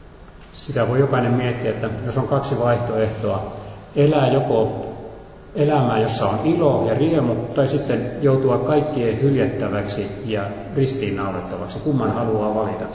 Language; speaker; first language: Finnish; native; Finnish